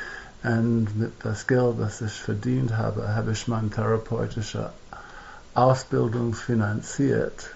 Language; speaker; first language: German; non-native, fluent; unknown